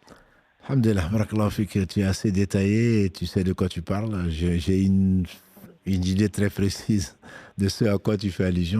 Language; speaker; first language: French; native; French